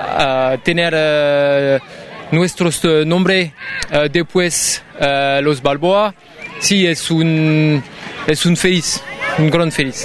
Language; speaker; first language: Spanish; non-native, learner; French